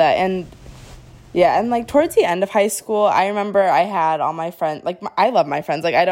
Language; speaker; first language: English; native; English